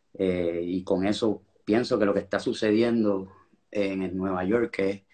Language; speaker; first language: Spanish; native; Spanish